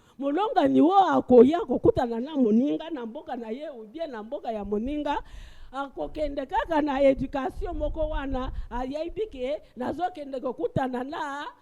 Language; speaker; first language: Lingala; non-native, local second language; Luba-Lulua